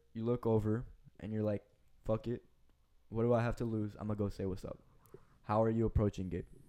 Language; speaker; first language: English; early bilingual, other home language; Spanish